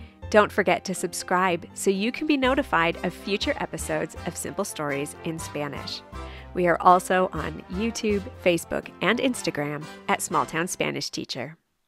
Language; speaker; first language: English; native; English